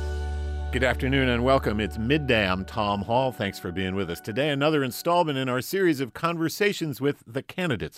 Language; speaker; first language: English; native; English